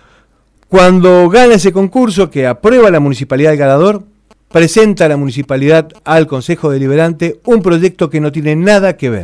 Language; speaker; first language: Spanish; native; Spanish